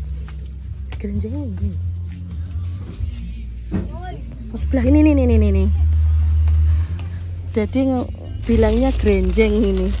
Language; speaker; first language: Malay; non-native, local second language; Javanese